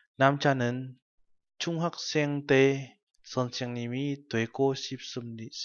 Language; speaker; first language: Korean; non-native, fluent; Vietnamese